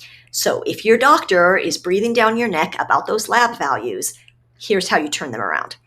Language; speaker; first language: English; native; English